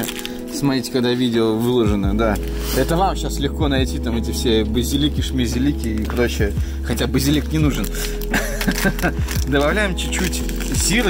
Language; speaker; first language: Russian; native; Russian